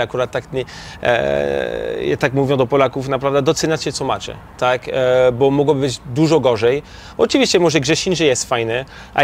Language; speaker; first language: Polish; non-native, learner; French